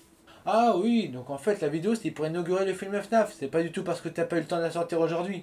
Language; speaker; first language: French; native; French